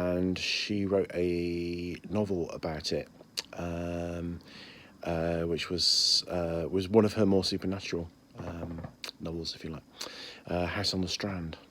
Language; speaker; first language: English; native; English